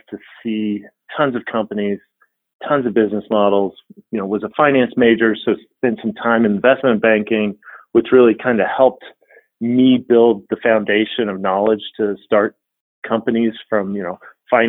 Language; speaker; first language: English; native; English